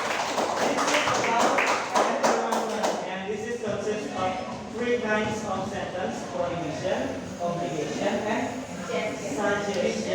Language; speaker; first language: English; non-native, learner; Indonesian